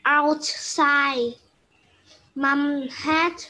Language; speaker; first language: English; non-native, learner; Vietnamese